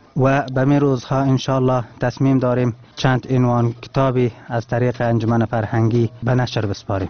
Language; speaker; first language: Persian; non-native, local second language; Turkmen